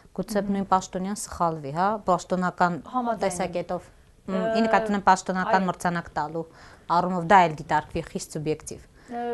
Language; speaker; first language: Armenian; native; Armenian